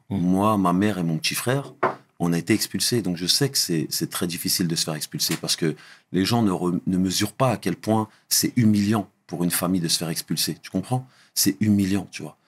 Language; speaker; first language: French; early bilingual, other home language; Arabic